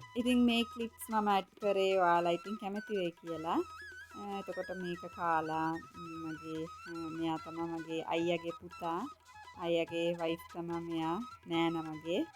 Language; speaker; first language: Sinhala; non-native, local second language; Tamil